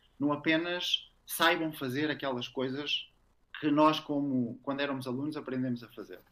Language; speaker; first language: Portuguese; native; Portuguese